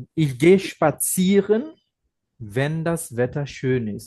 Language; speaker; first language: German; non-native, fluent; Bangla